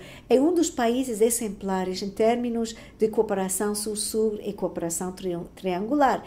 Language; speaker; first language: Portuguese; non-native, fluent; Spanish